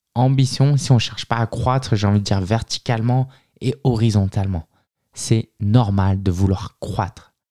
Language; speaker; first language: French; native; French